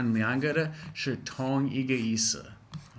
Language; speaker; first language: Chinese; non-native, fluent; English